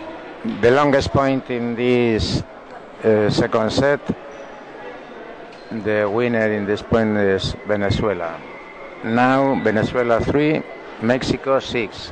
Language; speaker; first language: English; non-native, learner; Spanish